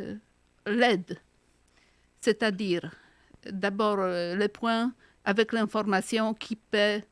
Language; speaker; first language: French; non-native, fluent; Polish